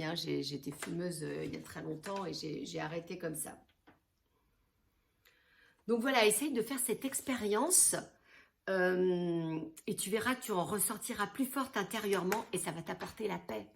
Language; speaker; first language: French; native; French